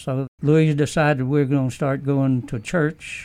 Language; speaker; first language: English; native; English